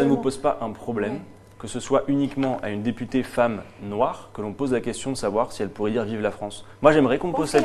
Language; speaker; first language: French; native; French